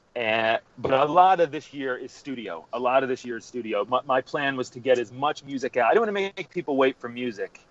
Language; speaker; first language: English; native; English